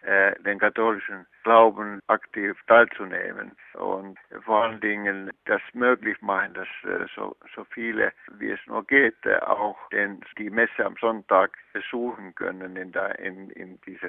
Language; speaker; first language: German; non-native, fluent; Finnish